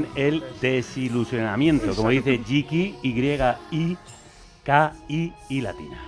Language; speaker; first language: Spanish; native; Spanish